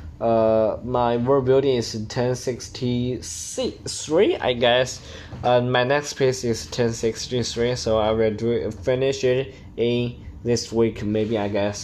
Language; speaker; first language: English; non-native, learner; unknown